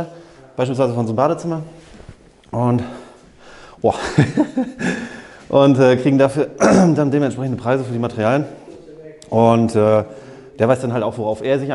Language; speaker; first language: German; native; German